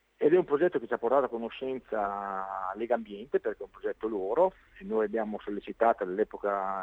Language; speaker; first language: Italian; native; Italian